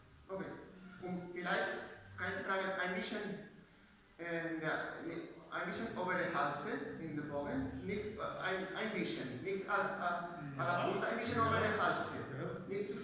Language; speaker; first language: German; non-native, learner; Spanish